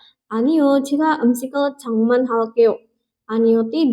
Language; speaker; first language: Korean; non-native, fluent; Indonesian